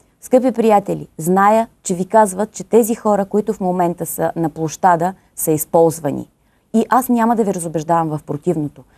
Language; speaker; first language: Bulgarian; native; Bulgarian